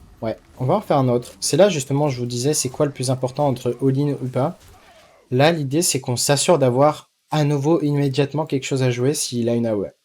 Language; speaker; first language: French; native; French